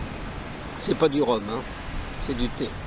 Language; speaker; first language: French; native; French